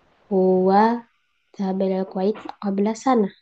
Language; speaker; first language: Arabic; non-native, learner; Indonesian